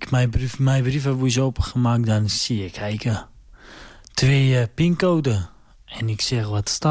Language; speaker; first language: Dutch; non-native, learner; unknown